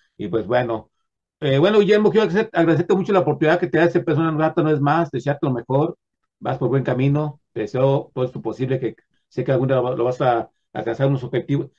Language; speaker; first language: Spanish; native; Spanish